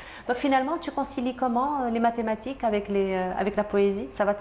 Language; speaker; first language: French; native; French